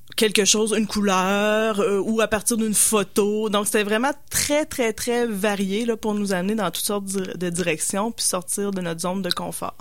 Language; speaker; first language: French; native; French